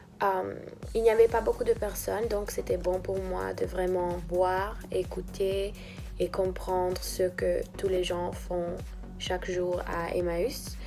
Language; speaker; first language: French; non-native, fluent; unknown